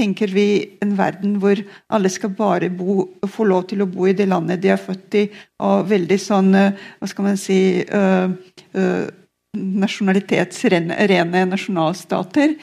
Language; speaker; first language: Norwegian; non-native, fluent; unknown